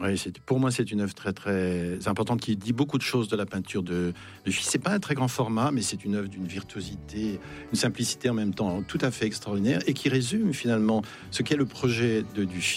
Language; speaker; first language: French; native; French